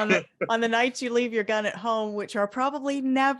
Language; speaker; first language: English; native; English